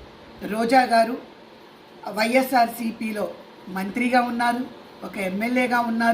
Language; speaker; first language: Telugu; native; Telugu